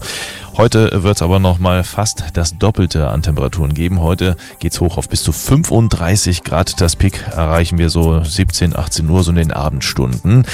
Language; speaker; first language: German; native; German